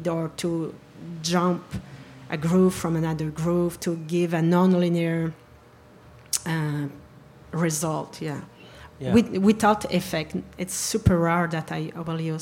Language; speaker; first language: English; non-native, learner; French